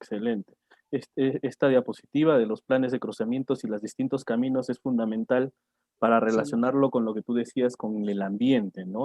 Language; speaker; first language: Spanish; native; Spanish